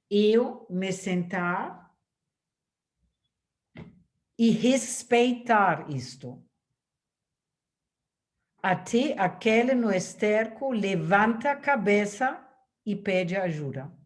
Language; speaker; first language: Portuguese; non-native, fluent; German